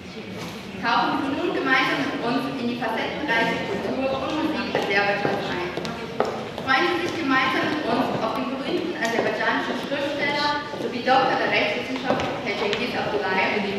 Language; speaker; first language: German; native; German